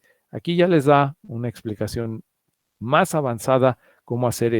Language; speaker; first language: Spanish; native; Spanish